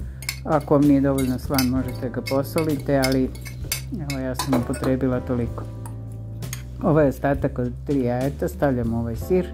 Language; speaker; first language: Serbian; native; Serbian